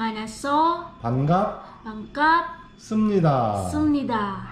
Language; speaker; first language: Korean; non-native, learner; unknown